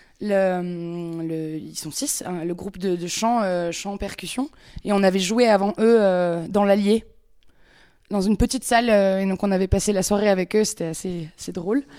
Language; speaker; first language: French; native; French